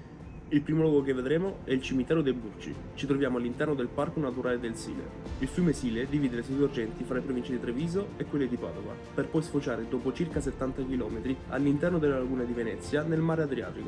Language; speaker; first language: Italian; native; Italian